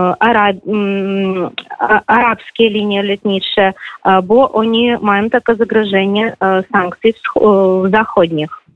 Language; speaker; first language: Polish; non-native, fluent; Belarusian